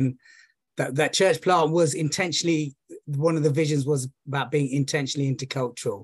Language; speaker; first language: English; native; English